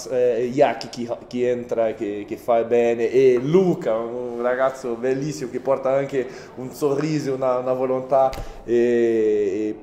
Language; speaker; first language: Italian; non-native, fluent; Portuguese